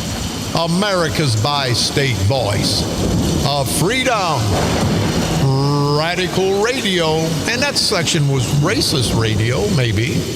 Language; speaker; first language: English; native; English